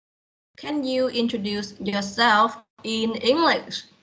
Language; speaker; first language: English; non-native, fluent; Vietnamese